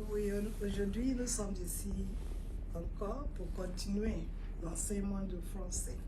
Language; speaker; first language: French; non-native, fluent; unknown